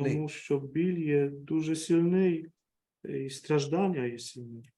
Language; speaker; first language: Ukrainian; non-native, fluent; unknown